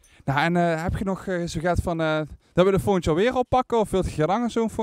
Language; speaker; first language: Dutch; native; Dutch